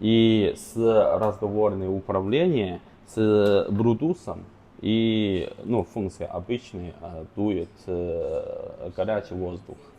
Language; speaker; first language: Russian; non-native, learner; Chinese